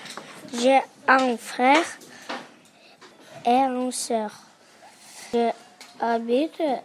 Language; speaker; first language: French; early bilingual, other home language; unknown